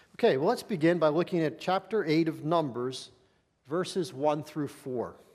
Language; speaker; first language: English; native; English